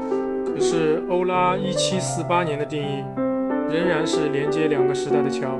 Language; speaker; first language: Chinese; native; Chinese